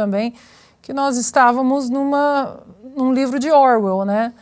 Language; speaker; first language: Portuguese; native; Portuguese